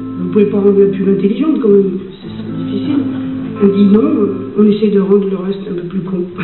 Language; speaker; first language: French; early bilingual, other home language; Spanish